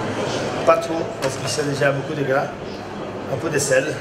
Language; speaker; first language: French; non-native, learner; Portuguese